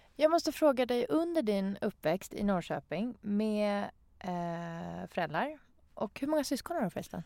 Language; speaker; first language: Swedish; early bilingual, other home language; Persian